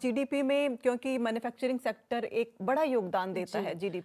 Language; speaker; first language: Hindi; native; Hindi